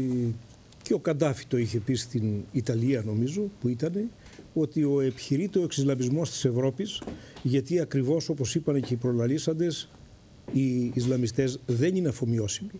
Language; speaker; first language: Greek; native; Greek